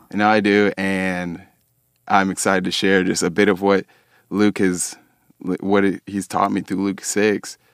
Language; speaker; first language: English; native; English